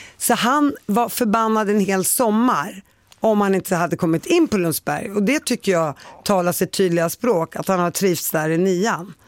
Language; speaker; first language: Swedish; native; Swedish